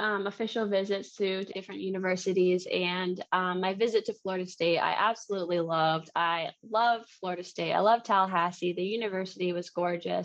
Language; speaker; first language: English; native; English